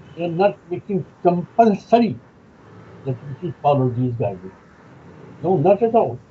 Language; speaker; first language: English; non-native, local second language; Urdu